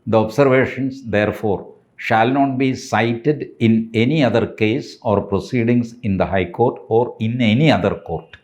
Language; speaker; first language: English; non-native, local second language; Malayalam